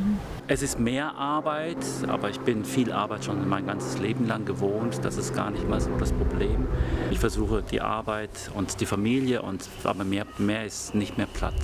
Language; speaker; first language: German; early bilingual, other home language; Korean